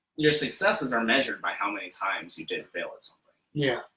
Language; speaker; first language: English; native; English